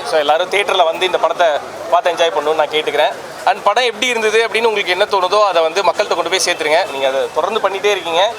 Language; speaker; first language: Tamil; native; Tamil